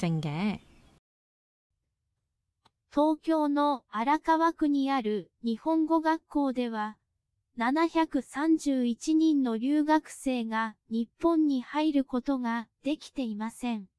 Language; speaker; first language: Japanese; non-native, fluent; Cantonese